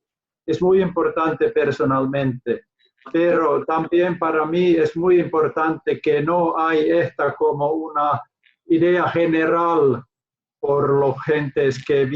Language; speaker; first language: Spanish; non-native, learner; Finnish